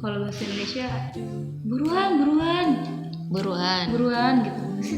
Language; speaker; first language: Malay; native; Malay